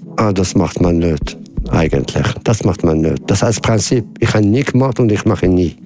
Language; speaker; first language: German; non-native, learner; Arabic